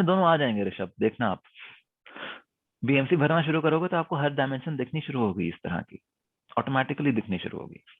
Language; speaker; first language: Hindi; native; Hindi